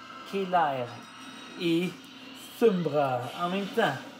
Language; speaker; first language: French; native; French